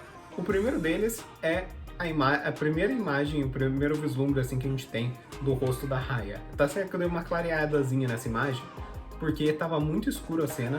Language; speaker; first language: Portuguese; native; Portuguese